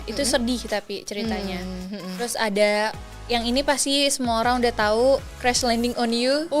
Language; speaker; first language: Indonesian; native; Indonesian